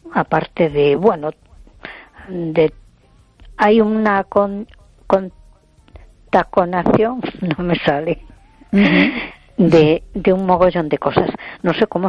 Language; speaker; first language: Spanish; native; Spanish